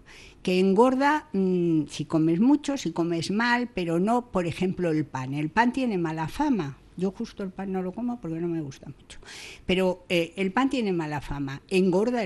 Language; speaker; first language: Spanish; native; Spanish